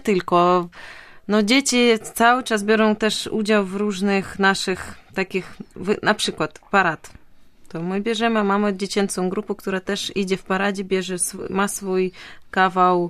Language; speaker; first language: Polish; non-native, fluent; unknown